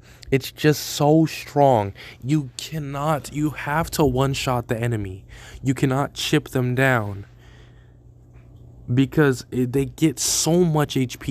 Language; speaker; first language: English; native; English